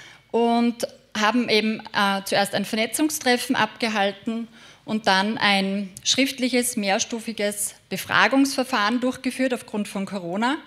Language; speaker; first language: German; native; German